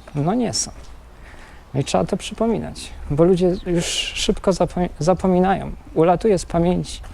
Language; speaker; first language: Polish; native; Polish